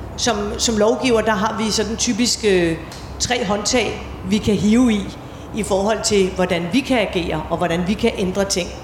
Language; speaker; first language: Danish; native; Danish